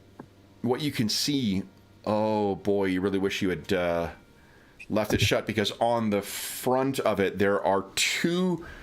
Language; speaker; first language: English; native; English